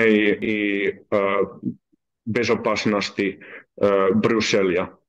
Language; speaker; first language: Russian; non-native, learner; Finnish